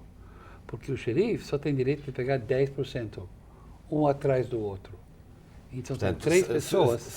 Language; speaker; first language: Portuguese; non-native, fluent; English